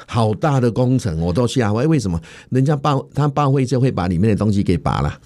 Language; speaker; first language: Chinese; native; Chinese